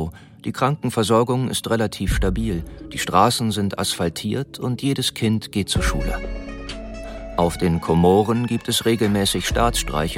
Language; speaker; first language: German; native; German